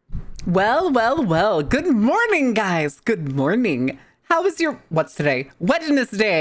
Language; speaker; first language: English; native; English